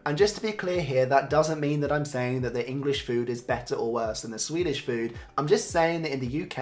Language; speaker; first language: English; native; English